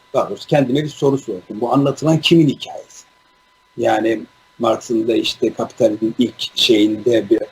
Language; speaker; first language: Turkish; native; Turkish